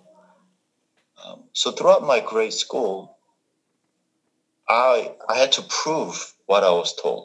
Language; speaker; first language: English; non-native, fluent; Korean